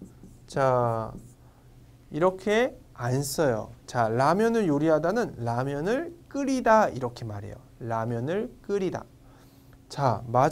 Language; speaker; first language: Korean; non-native, fluent; Vietnamese